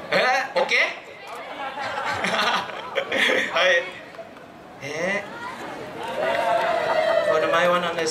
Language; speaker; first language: Japanese; non-native, fluent; Thai